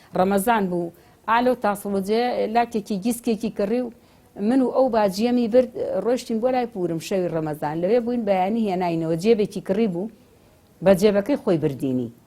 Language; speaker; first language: Central Kurdish; native; Central Kurdish